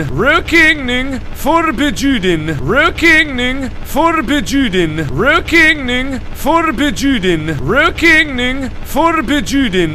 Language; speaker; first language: Swedish; non-native, learner; English